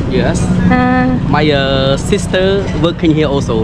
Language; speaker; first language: English; non-native, learner; Khmer